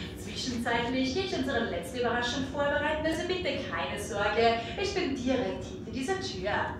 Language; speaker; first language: German; native; German